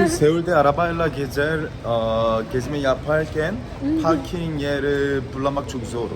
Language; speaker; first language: Turkish; non-native, learner; Korean